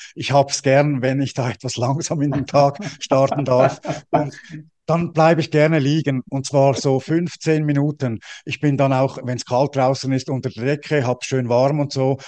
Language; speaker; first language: German; native; German